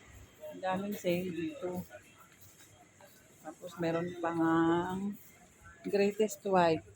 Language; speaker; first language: Filipino; native; Filipino